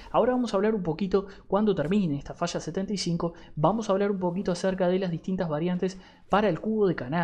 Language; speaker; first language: Spanish; native; Spanish